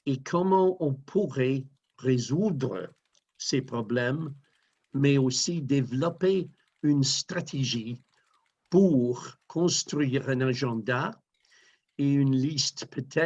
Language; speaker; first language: French; non-native, fluent; English